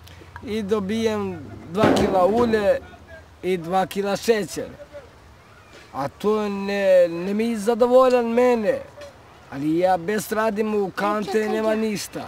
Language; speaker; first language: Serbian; non-native, local second language; Romany